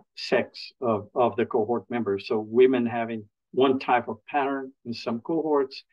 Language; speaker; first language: English; non-native, fluent; Portuguese